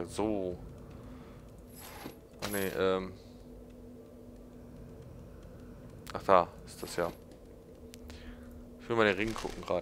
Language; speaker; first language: German; native; German